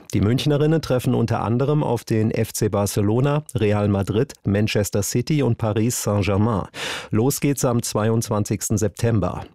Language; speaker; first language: German; native; German